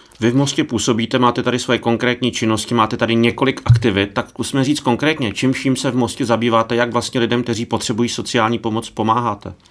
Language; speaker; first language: Czech; native; Czech